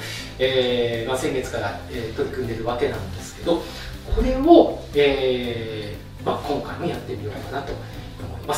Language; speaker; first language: Japanese; native; Japanese